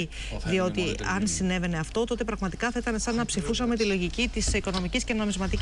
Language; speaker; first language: Greek; native; Greek